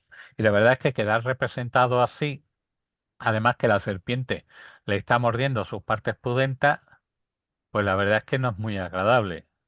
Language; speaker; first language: Spanish; native; Spanish